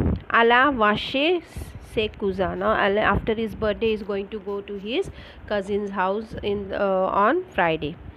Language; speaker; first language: English; non-native, local second language; Marathi